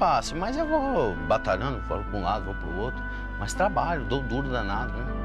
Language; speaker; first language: Portuguese; native; Portuguese